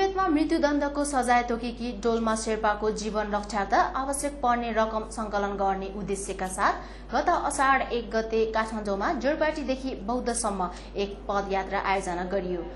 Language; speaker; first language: Nepali; non-native, local second language; Sherpa